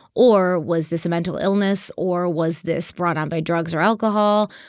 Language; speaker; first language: English; native; English